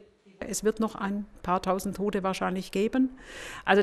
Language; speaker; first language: German; native; German